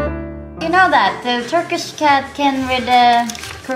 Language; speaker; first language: English; non-native, learner; Korean